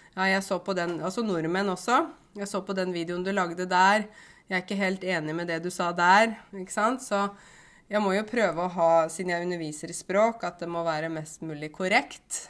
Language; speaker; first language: Norwegian; native; Norwegian